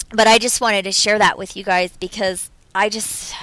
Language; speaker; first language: English; native; English